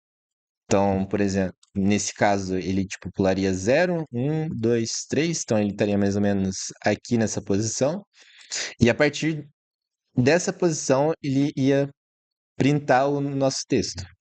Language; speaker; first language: Portuguese; native; Portuguese